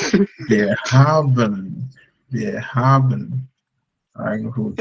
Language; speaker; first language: German; non-native, fluent; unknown